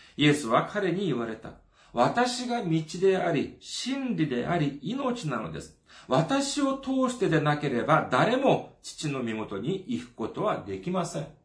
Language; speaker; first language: Japanese; non-native, fluent; Korean